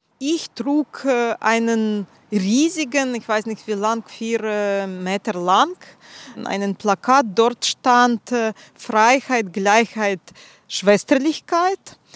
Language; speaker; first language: German; non-native, fluent; Russian